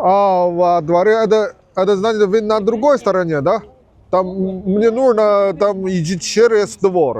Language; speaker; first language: Russian; non-native, learner; Chinese